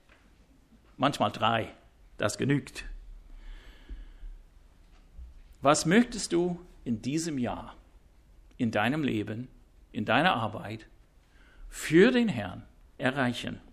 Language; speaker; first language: German; non-native, fluent; English